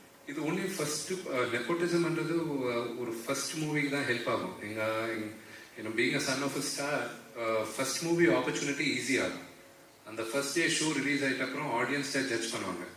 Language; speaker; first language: Tamil; non-native, local second language; Malayalam